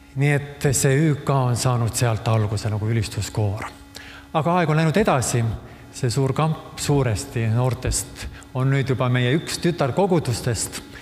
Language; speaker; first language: Estonian; native; Estonian